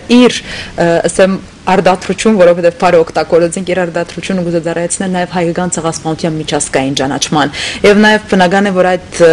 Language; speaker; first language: Armenian; native; Armenian